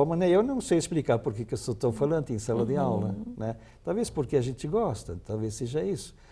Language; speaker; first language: Portuguese; non-native, local second language; German